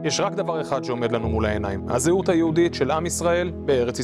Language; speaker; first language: Hebrew; native; Hebrew